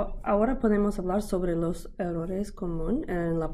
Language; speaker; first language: Spanish; non-native, learner; English